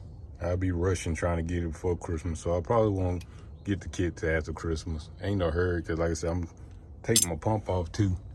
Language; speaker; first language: English; native; English